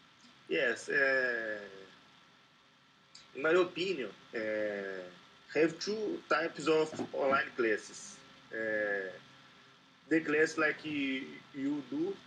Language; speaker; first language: English; non-native, learner; Portuguese